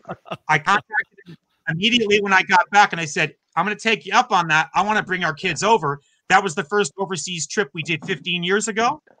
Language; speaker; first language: English; native; English